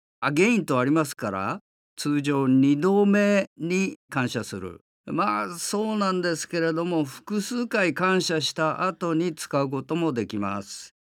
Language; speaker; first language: Japanese; native; Japanese